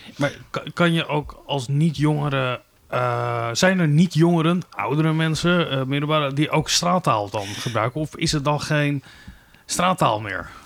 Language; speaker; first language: Dutch; native; Dutch